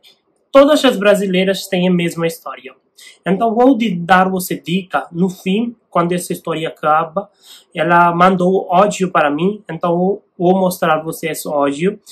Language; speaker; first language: Portuguese; non-native, learner; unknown